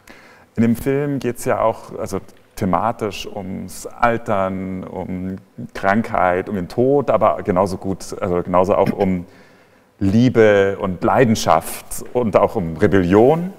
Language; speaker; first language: German; native; German